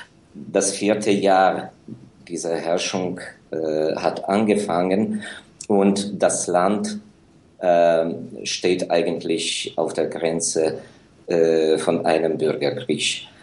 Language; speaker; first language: German; non-native, fluent; Ukrainian